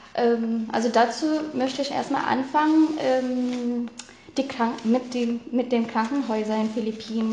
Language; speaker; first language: German; non-native, fluent; Filipino